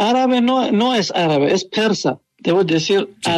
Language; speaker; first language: Spanish; non-native, learner; Persian